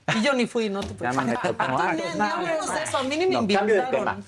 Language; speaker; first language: Spanish; native; Spanish